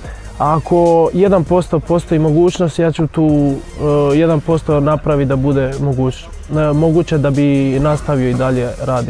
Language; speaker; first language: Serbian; non-native, fluent; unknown